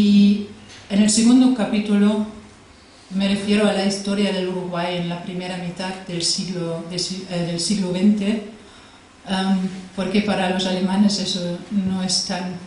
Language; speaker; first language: Spanish; non-native, fluent; German